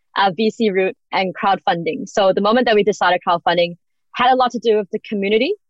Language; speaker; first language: English; native; English